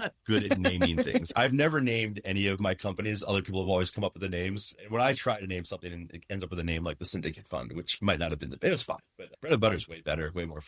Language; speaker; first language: English; native; English